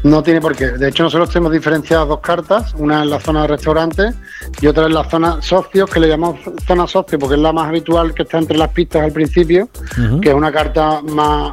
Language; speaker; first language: Spanish; native; Spanish